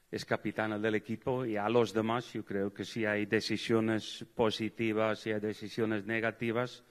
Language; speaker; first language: Spanish; non-native, fluent; Dutch